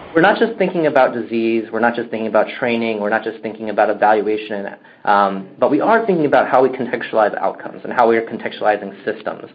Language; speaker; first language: English; native; English